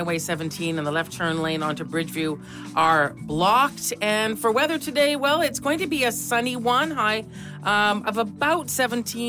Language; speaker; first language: English; native; English